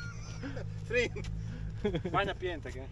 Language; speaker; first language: Dutch; non-native, learner; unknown